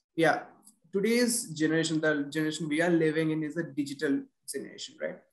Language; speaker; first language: English; non-native, local second language; Bangla